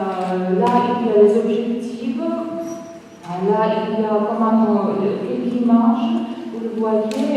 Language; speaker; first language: French; non-native, fluent; Georgian